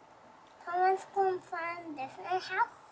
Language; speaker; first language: English; early bilingual, heritage; English